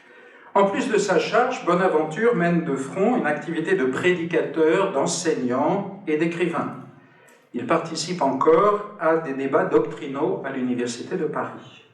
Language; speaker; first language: French; native; French